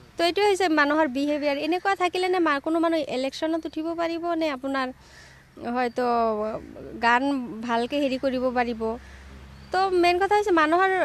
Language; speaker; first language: Assamese; non-native, local second language; Bangla